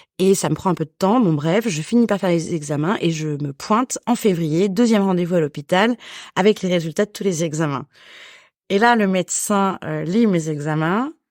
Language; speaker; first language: French; native; French